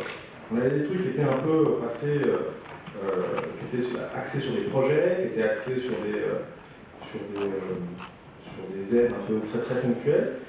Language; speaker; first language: French; native; French